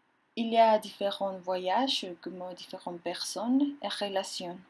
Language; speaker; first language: French; non-native, learner; Spanish